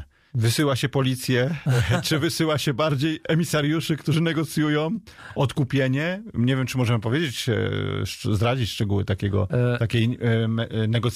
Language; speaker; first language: Polish; native; Polish